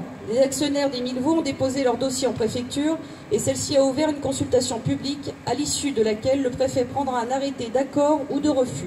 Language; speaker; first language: French; native; French